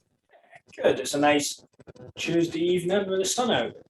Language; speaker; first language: English; native; English